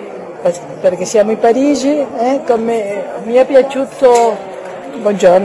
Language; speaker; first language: Italian; non-native, learner; Spanish